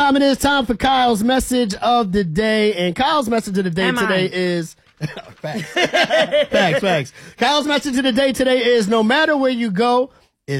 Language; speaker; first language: English; native; English